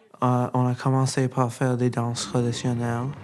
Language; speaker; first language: French; non-native, learner; English